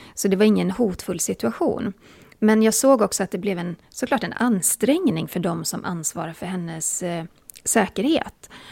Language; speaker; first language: Swedish; native; Swedish